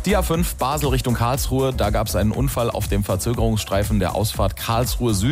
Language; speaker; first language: German; native; German